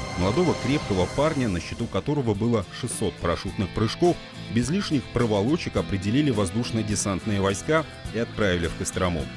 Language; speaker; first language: Russian; native; Russian